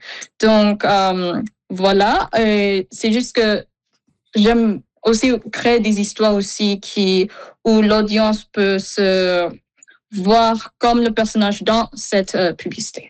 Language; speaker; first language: French; non-native, fluent; Filipino